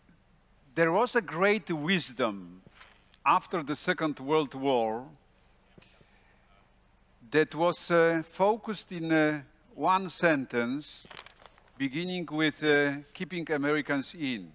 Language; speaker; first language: English; non-native, fluent; Polish